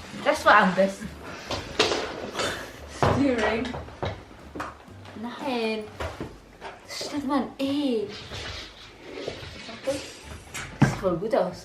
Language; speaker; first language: German; early bilingual, other home language; Filipino